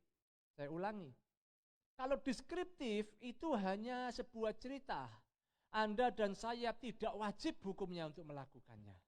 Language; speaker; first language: Indonesian; native; Indonesian